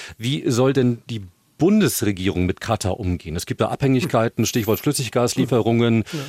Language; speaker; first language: German; native; German